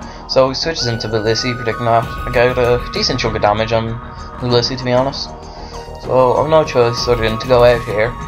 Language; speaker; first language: English; native; English